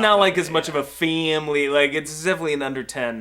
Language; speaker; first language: English; native; English